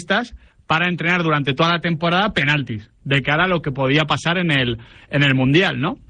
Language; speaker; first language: Spanish; native; Spanish